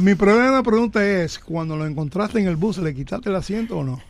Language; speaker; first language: Spanish; early bilingual, other home language; English